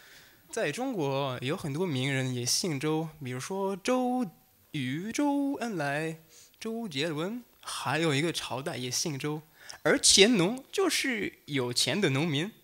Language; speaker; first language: Chinese; non-native, learner; French